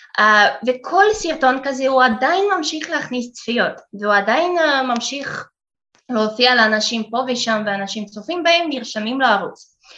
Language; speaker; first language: Hebrew; non-native, fluent; Russian